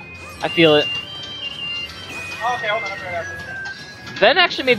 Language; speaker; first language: English; native; English